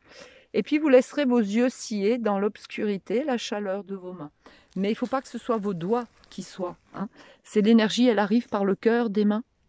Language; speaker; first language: French; native; French